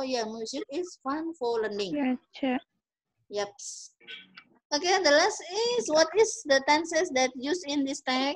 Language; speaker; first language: English; non-native, fluent; Indonesian